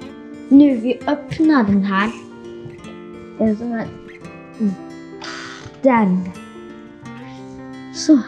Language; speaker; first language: Swedish; non-native, fluent; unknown